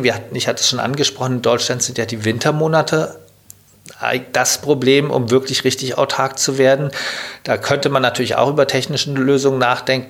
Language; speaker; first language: German; native; German